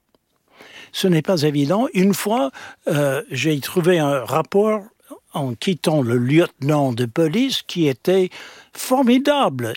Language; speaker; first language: French; non-native, fluent; English